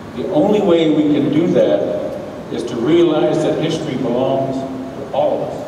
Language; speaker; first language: English; native; English